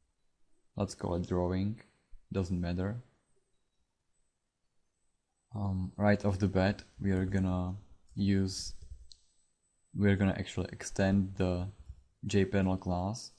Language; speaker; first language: English; non-native, fluent; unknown